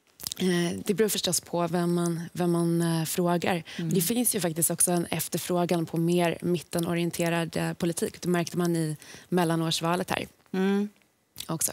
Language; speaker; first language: Swedish; native; Swedish